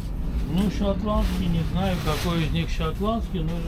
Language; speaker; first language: Russian; non-native, local second language; Armenian